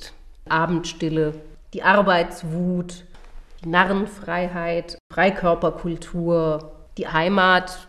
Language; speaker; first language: German; native; German